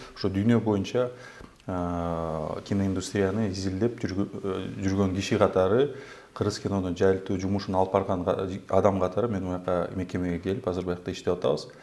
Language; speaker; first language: Kyrgyz; native; Kyrgyz